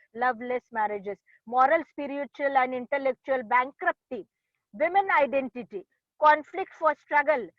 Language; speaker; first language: English; non-native, local second language; Marathi